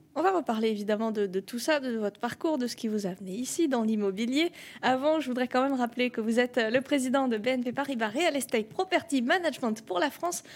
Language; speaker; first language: French; native; French